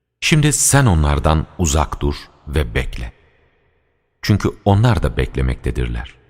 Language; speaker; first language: Turkish; native; Turkish